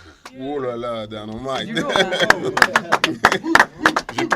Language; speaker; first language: French; native; French